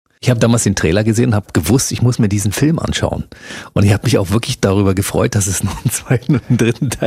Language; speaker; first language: German; native; German